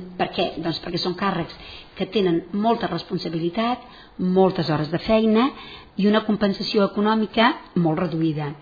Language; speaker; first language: Catalan; non-native, local second language; Spanish